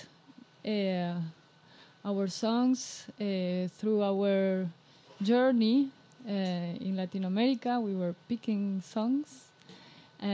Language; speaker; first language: English; non-native, fluent; Spanish